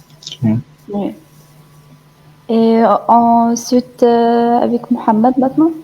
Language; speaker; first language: French; non-native, fluent; Arabic